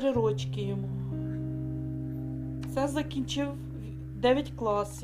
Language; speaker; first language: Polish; early bilingual, heritage; Ukrainian